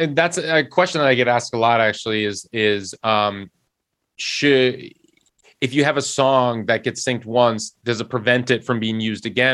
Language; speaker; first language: English; native; English